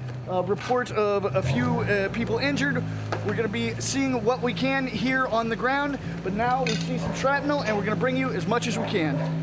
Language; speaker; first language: English; native; English